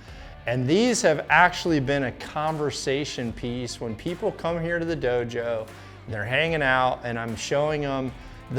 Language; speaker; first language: English; native; English